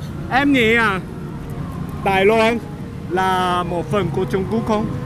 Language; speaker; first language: Vietnamese; non-native, learner; Chinese